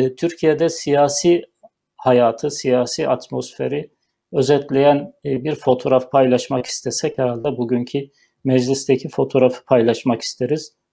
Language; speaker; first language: Turkish; native; Turkish